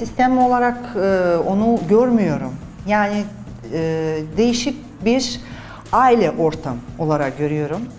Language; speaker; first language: Turkish; non-native, fluent; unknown